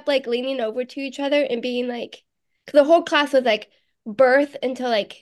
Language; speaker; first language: English; early bilingual, other home language; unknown